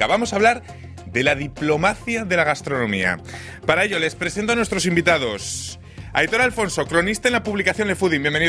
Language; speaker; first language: Spanish; native; Spanish